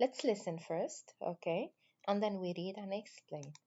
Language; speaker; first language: English; non-native, fluent; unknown